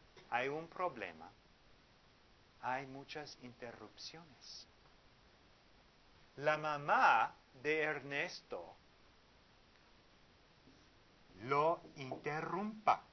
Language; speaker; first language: Spanish; non-native, learner; English